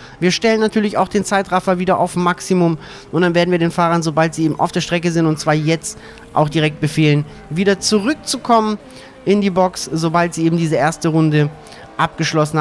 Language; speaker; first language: German; native; German